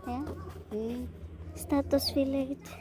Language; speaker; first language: German; non-native, learner; Filipino